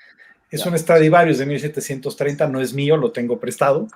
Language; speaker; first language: Spanish; native; Spanish